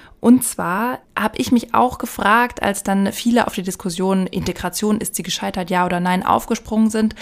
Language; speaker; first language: German; native; German